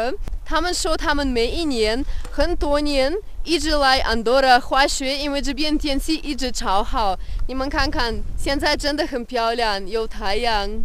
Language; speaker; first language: Chinese; non-native, fluent; Russian